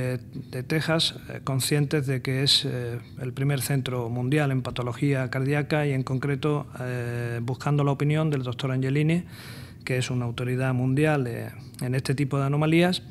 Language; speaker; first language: Spanish; native; Spanish